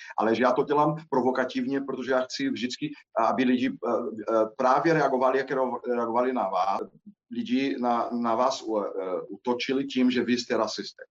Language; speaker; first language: Czech; non-native, fluent; Portuguese